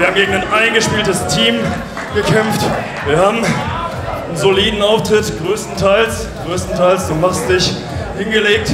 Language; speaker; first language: German; native; German